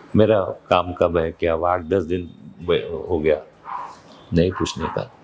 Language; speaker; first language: Hindi; non-native, local second language; Marathi